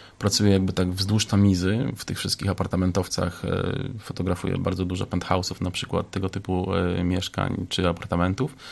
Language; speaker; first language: Polish; native; Polish